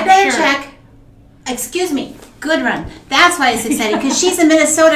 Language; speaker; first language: English; native; English